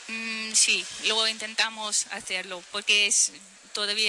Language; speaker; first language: Spanish; non-native, fluent; Dutch